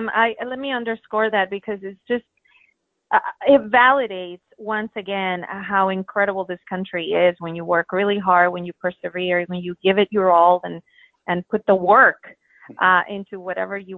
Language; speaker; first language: English; non-native, fluent; Spanish